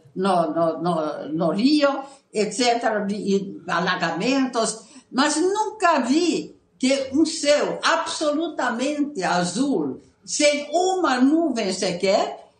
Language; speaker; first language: Portuguese; non-native, fluent; Italian